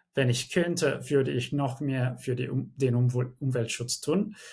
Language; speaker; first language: German; non-native, fluent; English